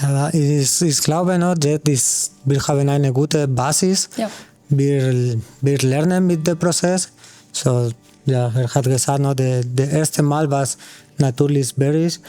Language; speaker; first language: German; non-native, learner; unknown